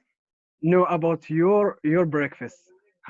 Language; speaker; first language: English; non-native, learner; Arabic